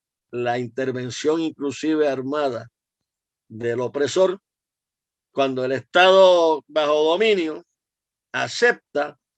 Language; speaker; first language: Spanish; native; Spanish